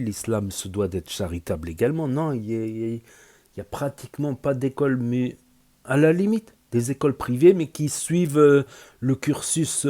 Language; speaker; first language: French; native; French